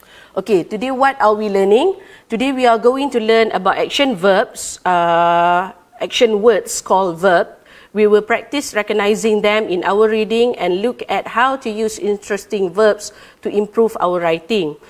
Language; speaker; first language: English; non-native, local second language; Malay